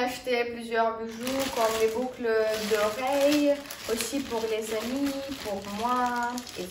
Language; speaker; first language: French; non-native, fluent; Estonian